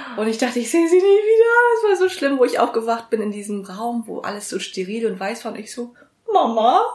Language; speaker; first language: German; early bilingual, other home language; Vietnamese